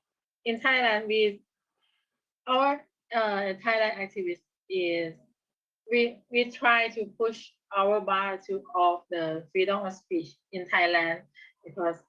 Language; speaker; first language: English; non-native, learner; Thai